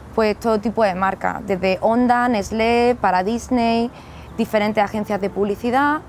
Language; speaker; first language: Spanish; native; Spanish